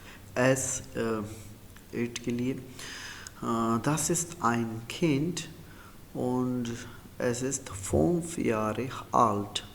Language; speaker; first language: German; non-native, learner; Urdu